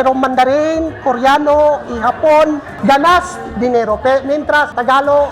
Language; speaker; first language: Spanish; non-native, fluent; Filipino